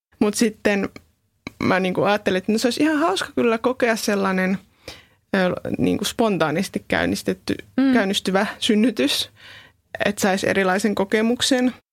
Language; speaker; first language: Finnish; native; Finnish